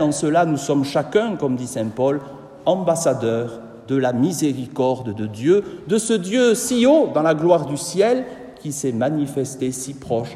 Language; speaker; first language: French; native; French